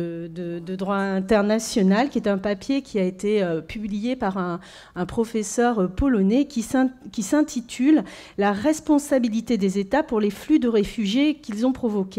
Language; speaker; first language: French; native; French